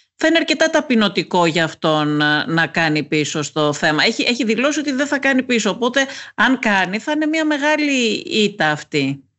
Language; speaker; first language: Greek; native; Greek